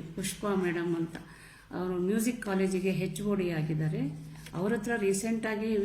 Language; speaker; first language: Kannada; native; Kannada